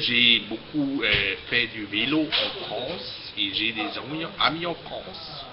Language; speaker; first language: French; non-native, fluent; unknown